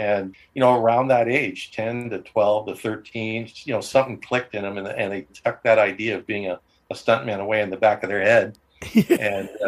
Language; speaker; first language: English; native; English